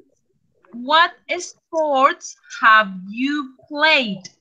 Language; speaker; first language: English; non-native, fluent; Spanish